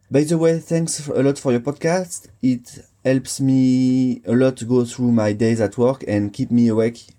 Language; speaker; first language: English; non-native, fluent; French